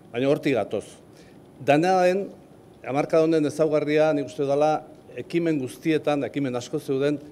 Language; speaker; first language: Basque; native; Basque